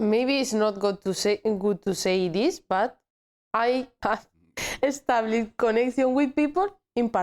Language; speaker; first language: English; non-native, learner; Spanish